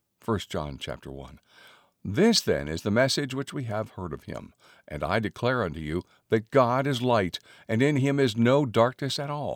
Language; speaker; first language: English; native; English